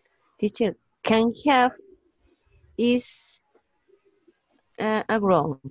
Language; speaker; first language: English; non-native, learner; Spanish